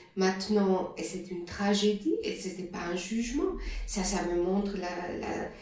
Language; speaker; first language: French; non-native, fluent; German